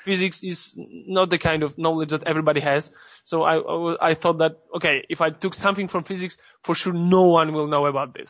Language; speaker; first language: English; non-native, fluent; Polish